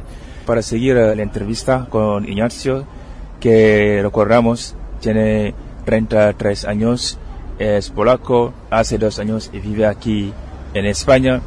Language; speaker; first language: Spanish; non-native, fluent; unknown